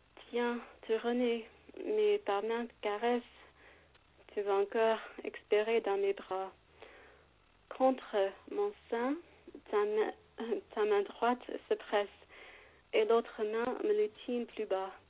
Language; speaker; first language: French; non-native, fluent; English